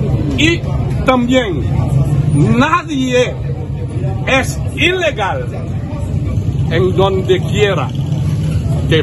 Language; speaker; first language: Spanish; non-native, learner; Haitian Creole